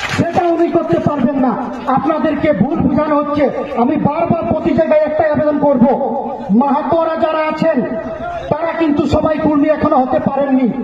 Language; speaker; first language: Bangla; non-native, local second language; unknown